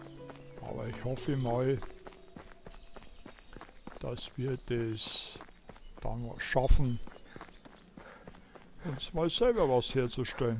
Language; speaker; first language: German; native; German